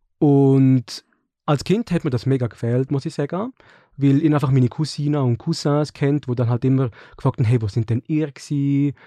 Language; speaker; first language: German; early bilingual, other home language; Serbian